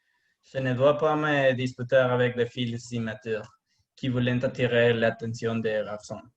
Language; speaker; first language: French; non-native, learner; Spanish